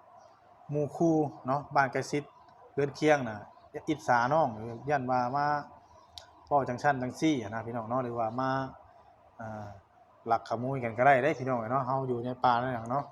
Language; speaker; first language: Thai; non-native, local second language; Lao